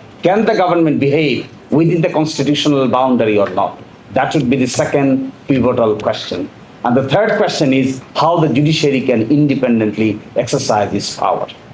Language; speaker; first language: English; non-native, local second language; Bangla